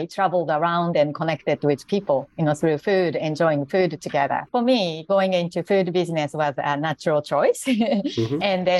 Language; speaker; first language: English; non-native, fluent; Japanese